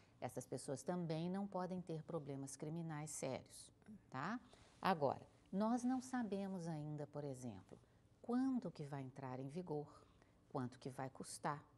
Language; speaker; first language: Portuguese; native; Portuguese